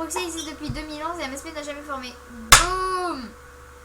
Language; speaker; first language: French; native; French